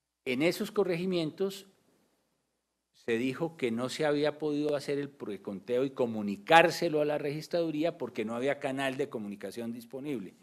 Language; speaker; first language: Spanish; native; Spanish